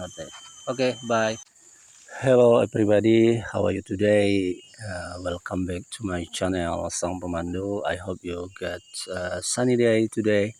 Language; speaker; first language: English; non-native, learner; Indonesian